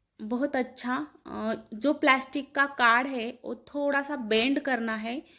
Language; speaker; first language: Hindi; non-native, local second language; Marathi